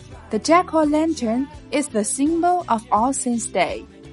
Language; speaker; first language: English; non-native, fluent; Chinese